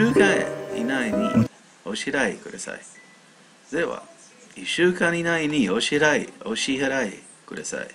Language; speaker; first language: Japanese; non-native, learner; English